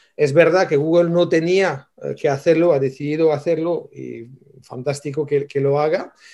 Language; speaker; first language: Spanish; non-native, fluent; French